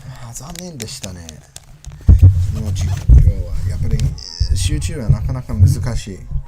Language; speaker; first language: Japanese; non-native, learner; English